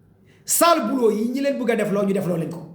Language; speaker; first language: Wolof; native; Wolof